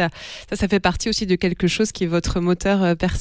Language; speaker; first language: French; native; French